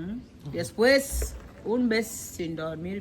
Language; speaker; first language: Spanish; non-native, learner; Filipino